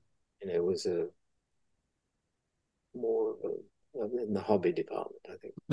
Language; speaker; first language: English; native; English